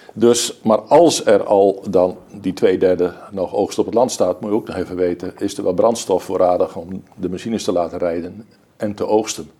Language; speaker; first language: Dutch; native; Dutch